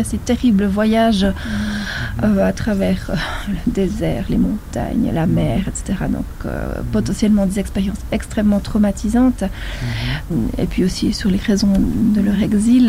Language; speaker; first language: French; native; French